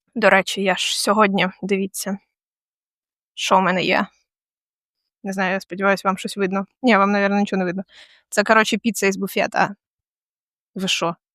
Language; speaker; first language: Ukrainian; non-native, local second language; Russian